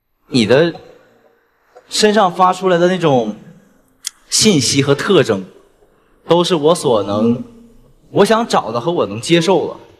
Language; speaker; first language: Chinese; native; Chinese